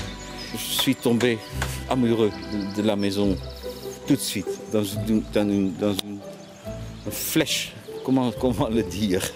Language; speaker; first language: French; non-native, fluent; Dutch